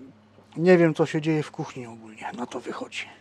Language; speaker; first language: Polish; native; Polish